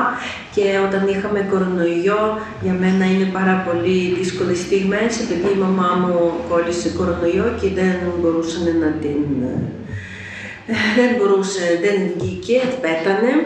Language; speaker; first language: Greek; non-native, fluent; Ukrainian